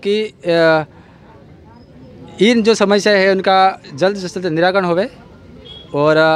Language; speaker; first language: Hindi; native; Hindi